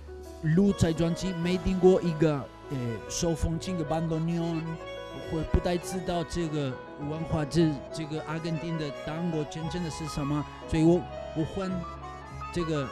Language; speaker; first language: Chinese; non-native, learner; Spanish